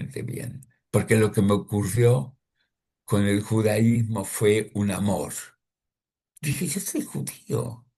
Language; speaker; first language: Spanish; early bilingual, other home language; Russian